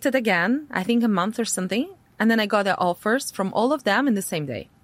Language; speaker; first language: English; non-native, fluent; Latvian